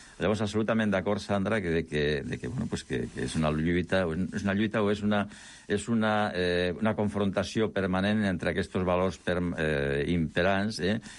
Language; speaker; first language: Catalan; non-native, local second language; Spanish